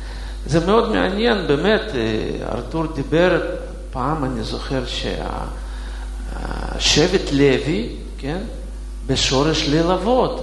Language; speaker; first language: Hebrew; non-native, fluent; Russian